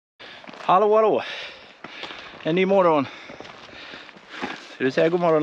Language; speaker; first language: Swedish; native; Swedish